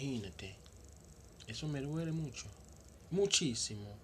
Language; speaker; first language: Spanish; non-native, local second language; Haitian Creole